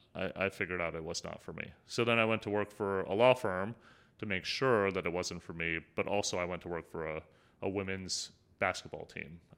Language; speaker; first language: English; early bilingual, other home language; Hindi